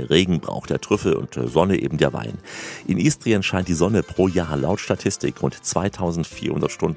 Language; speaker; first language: German; native; German